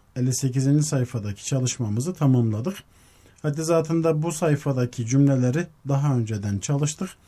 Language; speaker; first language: Turkish; native; Turkish